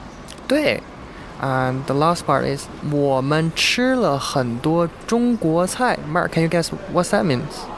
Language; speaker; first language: English; non-native, fluent; Chinese